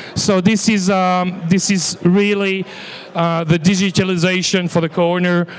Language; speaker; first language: English; non-native, fluent; French